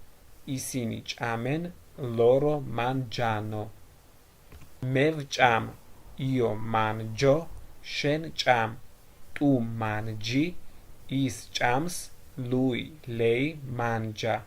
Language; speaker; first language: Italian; non-native, fluent; Georgian